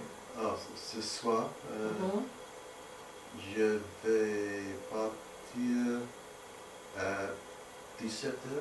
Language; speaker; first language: French; non-native, learner; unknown